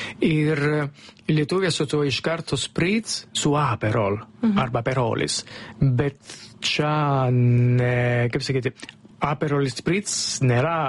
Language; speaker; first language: Lithuanian; non-native, learner; Italian